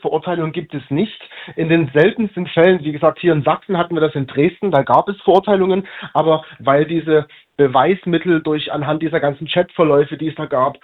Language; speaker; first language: German; native; German